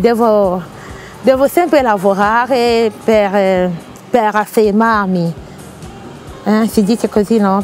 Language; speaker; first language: Italian; non-native, fluent; French